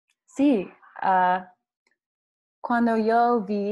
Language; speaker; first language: Spanish; non-native, learner; English